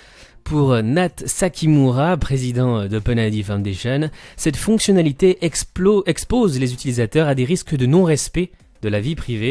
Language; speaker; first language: French; native; French